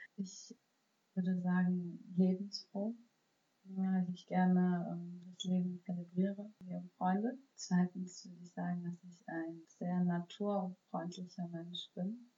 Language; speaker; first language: German; native; German